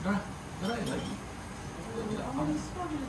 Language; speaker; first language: English; non-native, learner; Japanese